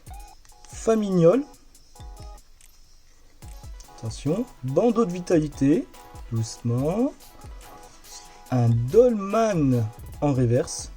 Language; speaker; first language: French; native; French